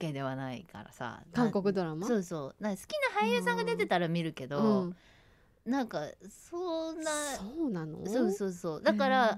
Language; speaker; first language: Japanese; native; Japanese